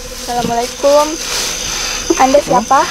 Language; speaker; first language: Indonesian; native; Indonesian